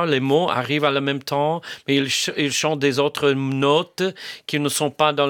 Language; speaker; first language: French; non-native, fluent; English